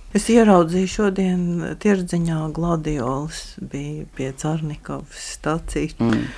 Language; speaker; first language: Latvian; native; Latvian